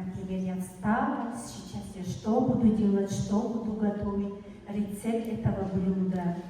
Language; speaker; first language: Russian; non-native, fluent; Tajik